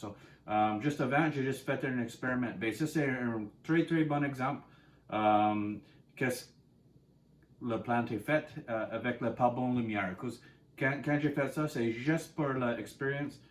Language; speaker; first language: French; non-native, learner; English